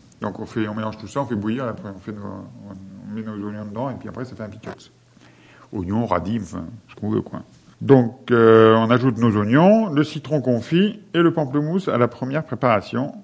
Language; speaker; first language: French; native; French